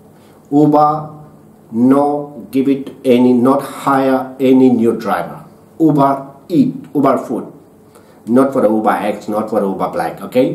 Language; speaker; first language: English; non-native, learner; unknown